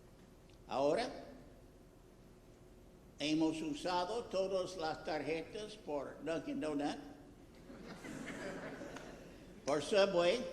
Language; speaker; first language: Spanish; non-native, fluent; English